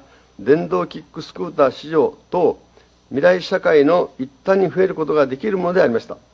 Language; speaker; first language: Japanese; native; Japanese